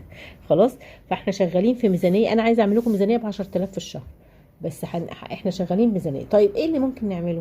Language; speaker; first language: Arabic; native; Arabic